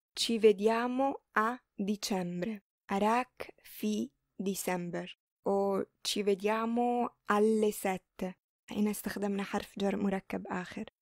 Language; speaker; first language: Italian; non-native, fluent; Arabic